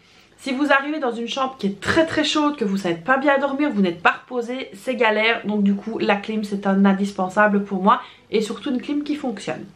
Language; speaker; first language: French; native; French